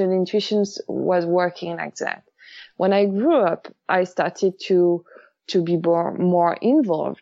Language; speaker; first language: English; non-native, learner; French